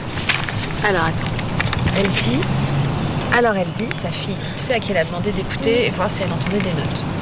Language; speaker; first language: French; native; French